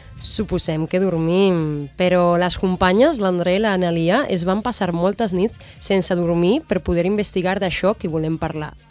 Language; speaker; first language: Catalan; non-native, learner; Spanish